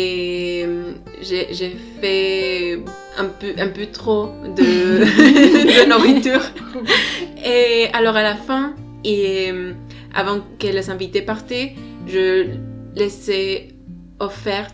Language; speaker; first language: French; non-native, learner; Spanish